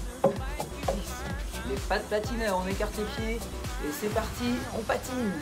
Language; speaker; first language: French; native; French